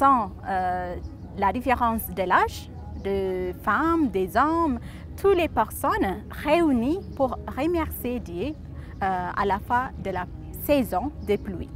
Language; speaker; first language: French; non-native, fluent; Amharic